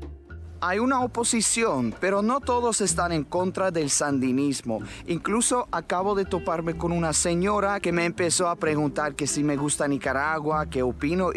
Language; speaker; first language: Spanish; non-native, fluent; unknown